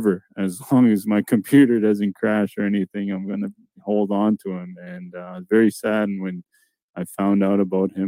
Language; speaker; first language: English; non-native, fluent; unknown